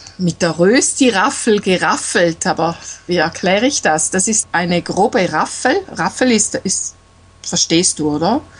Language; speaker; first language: German; native; German